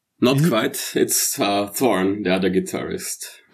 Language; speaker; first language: English; non-native, fluent; German